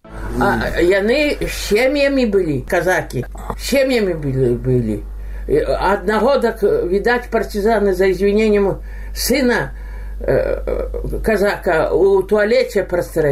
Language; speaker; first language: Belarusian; native; Belarusian